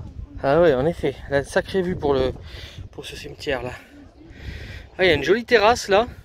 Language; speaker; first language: French; native; French